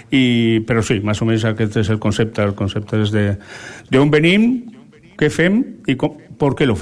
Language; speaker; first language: Catalan; non-native, local second language; Spanish